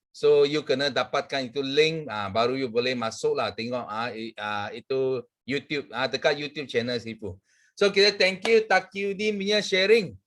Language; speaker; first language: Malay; non-native, local second language; Chinese